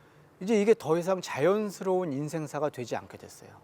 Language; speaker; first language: Korean; native; Korean